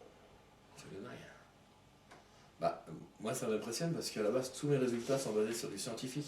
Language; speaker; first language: French; native; French